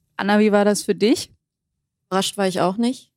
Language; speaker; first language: German; early bilingual, other home language; Armenian